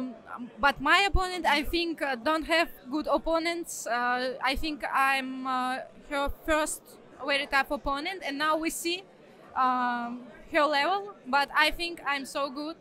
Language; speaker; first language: English; non-native, learner; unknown